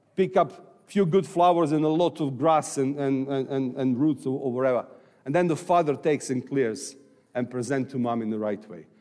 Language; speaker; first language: English; non-native, fluent; Serbian